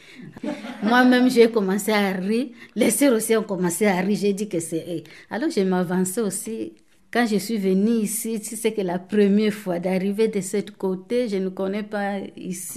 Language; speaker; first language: French; non-native, fluent; Tamil